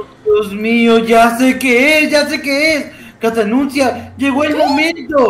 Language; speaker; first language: Spanish; native; Spanish